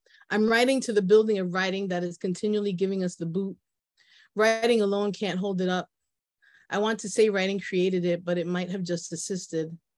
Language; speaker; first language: English; early bilingual, other home language; Spanish